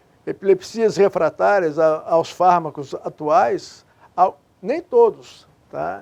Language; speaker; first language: Portuguese; native; Portuguese